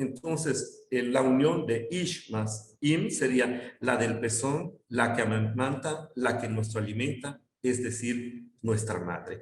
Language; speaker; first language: Spanish; non-native, local second language; Yucateco